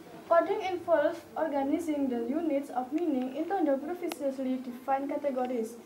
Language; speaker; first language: English; non-native, learner; Indonesian